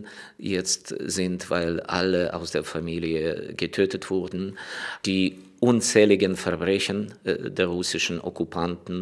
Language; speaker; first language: German; non-native, fluent; Ukrainian